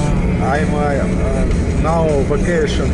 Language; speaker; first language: English; non-native, learner; Russian